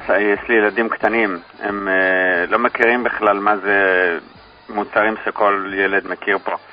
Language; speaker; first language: Hebrew; early bilingual, heritage; Hebrew